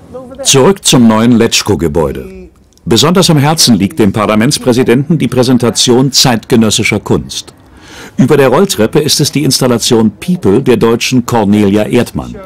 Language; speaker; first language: German; native; German